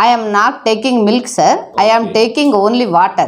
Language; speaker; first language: English; non-native, learner; Telugu